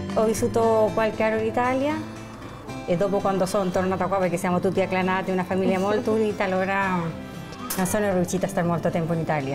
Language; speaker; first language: Italian; early bilingual, heritage; Spanish